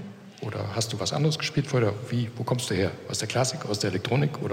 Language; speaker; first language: German; native; German